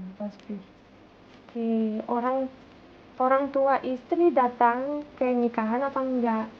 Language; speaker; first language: Indonesian; non-native, fluent; Russian